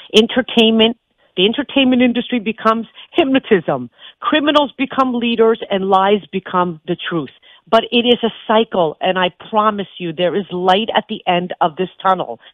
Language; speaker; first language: English; native; English